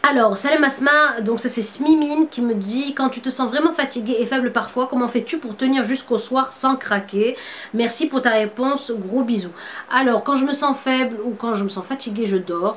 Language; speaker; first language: French; native; French